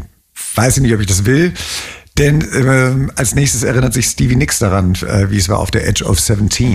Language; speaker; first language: German; native; German